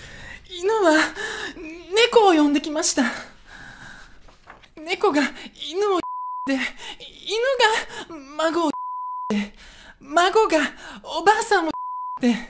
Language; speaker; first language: Japanese; early bilingual, other home language; Russian